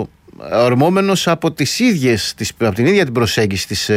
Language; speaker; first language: Greek; native; Greek